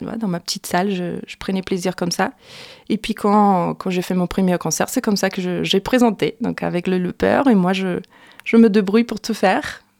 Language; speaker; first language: French; non-native, fluent; Portuguese